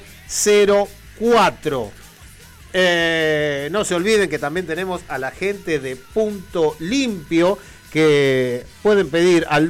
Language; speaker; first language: Spanish; native; Spanish